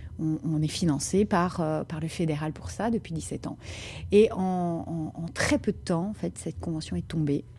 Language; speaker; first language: French; native; French